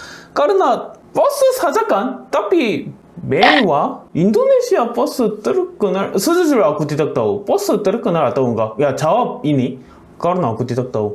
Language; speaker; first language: Indonesian; non-native, learner; Korean